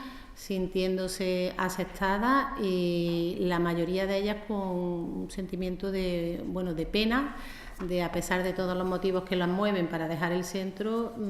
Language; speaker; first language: Spanish; native; Spanish